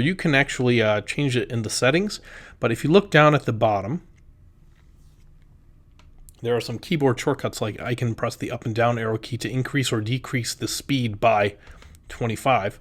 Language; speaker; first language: English; native; English